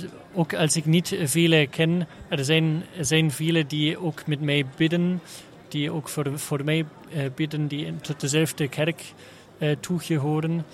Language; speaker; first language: Dutch; non-native, learner; German